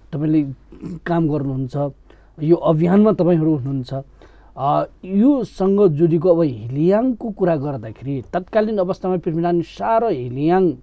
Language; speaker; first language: Nepali; non-native, local second language; Newari